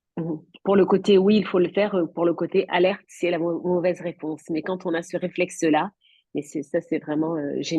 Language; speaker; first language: French; native; French